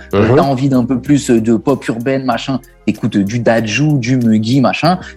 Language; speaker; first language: French; early bilingual, other home language; Italian